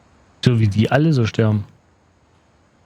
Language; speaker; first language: German; native; German